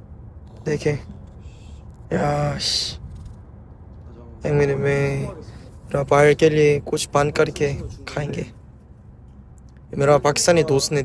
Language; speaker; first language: Hindi; non-native, learner; Korean